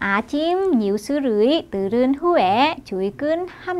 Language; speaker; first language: Korean; non-native, fluent; Vietnamese